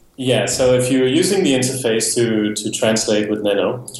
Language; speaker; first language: English; non-native, fluent; Danish